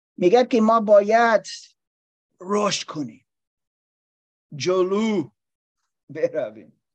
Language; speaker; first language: Persian; non-native, learner; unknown